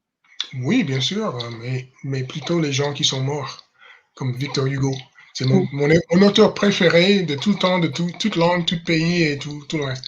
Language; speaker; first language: French; non-native, fluent; English